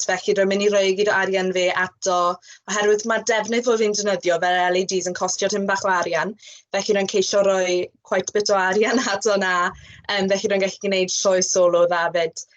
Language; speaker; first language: Welsh; non-native, local second language; English